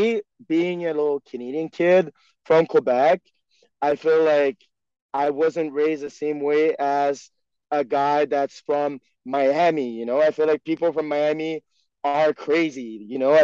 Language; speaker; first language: English; non-native, fluent; French